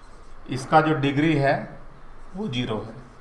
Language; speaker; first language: Hindi; native; Hindi